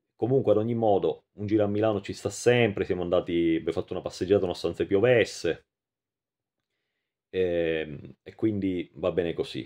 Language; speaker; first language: Italian; native; Italian